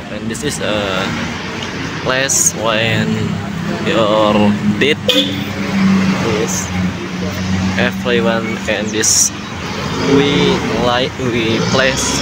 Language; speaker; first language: English; non-native, learner; Indonesian